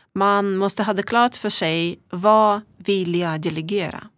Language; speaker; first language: Swedish; non-native, fluent; Russian